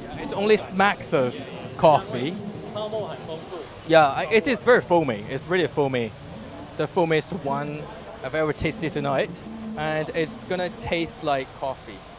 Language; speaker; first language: English; non-native, fluent; Chinese